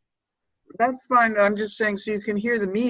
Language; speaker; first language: English; native; English